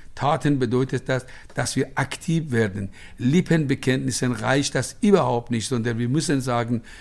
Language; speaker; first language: German; non-native, fluent; Persian